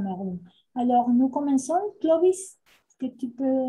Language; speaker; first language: French; non-native, fluent; Spanish